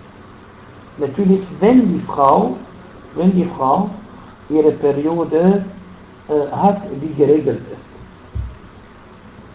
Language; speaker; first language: German; non-native, fluent; Arabic